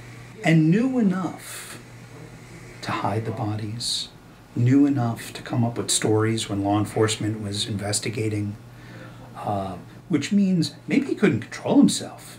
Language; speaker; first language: English; native; English